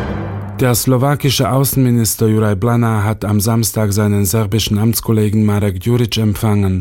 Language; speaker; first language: German; native; German